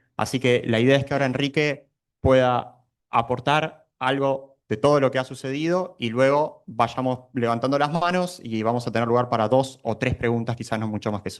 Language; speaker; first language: Spanish; native; Spanish